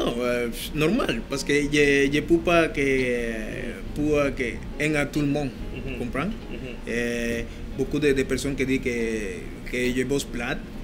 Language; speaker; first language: French; non-native, learner; Spanish